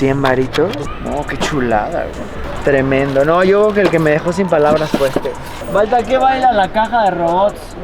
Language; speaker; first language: Spanish; native; Spanish